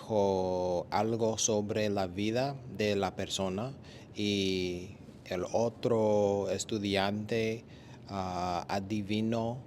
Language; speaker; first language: Spanish; non-native, learner; English